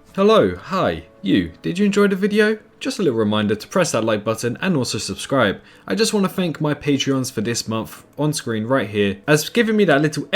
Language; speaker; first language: English; native; English